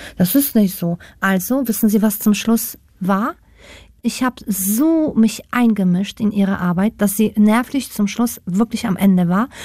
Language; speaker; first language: German; non-native, fluent; Polish